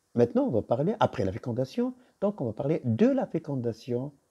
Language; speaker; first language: French; non-native, local second language; Arabic